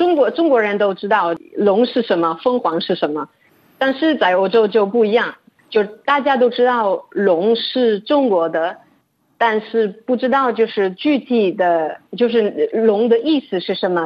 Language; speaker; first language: Chinese; non-native, fluent; French